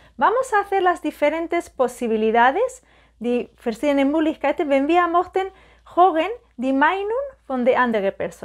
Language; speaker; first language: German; non-native, learner; Spanish